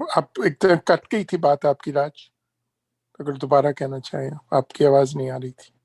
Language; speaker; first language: Urdu; native; Urdu